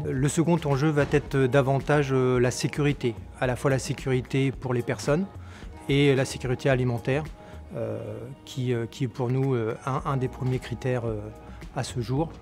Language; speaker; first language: French; native; French